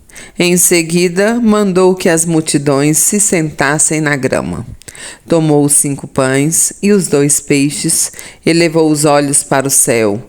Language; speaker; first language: Portuguese; native; Portuguese